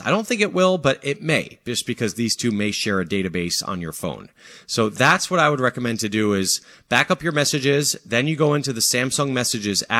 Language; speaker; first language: English; native; English